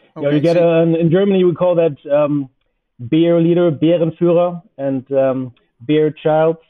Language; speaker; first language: English; non-native, fluent; German